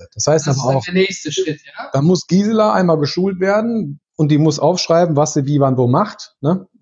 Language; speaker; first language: German; native; German